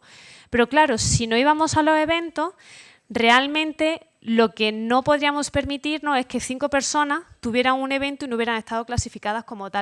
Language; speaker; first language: Spanish; native; Spanish